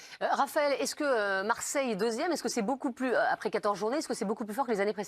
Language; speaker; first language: French; native; French